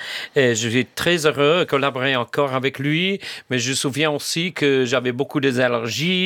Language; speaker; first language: French; non-native, fluent; English